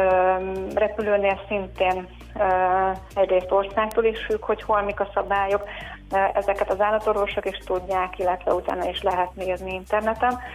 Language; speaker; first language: Hungarian; native; Hungarian